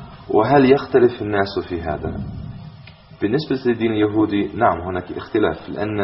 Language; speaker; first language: Arabic; non-native, fluent; English